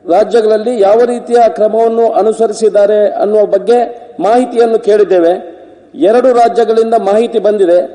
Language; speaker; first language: Kannada; non-native, local second language; Tulu